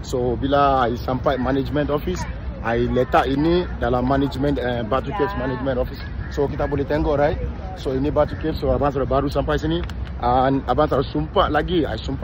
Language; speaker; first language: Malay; non-native, fluent; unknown